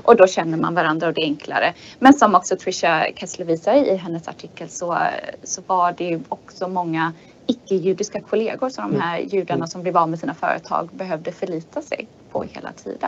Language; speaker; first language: Swedish; native; Swedish